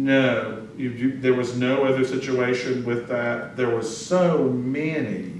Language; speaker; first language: English; native; English